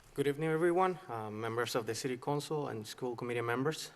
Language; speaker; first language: English; non-native, fluent; Spanish